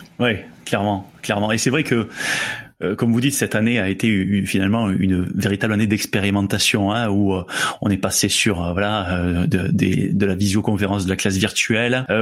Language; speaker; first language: French; native; French